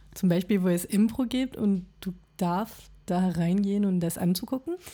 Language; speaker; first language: German; non-native, fluent; French